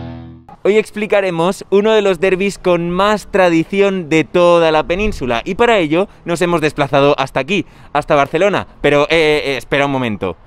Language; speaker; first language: Spanish; native; Spanish